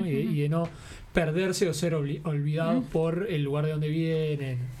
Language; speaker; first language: Spanish; native; Spanish